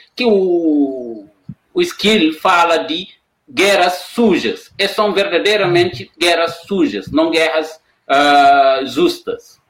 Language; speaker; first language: Portuguese; non-native, fluent; Wolof